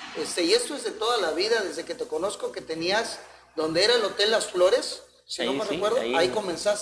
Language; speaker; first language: Spanish; native; Spanish